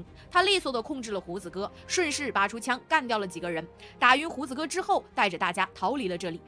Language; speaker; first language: Chinese; native; Chinese